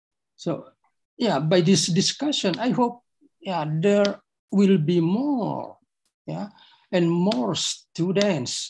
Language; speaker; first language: English; non-native, fluent; Indonesian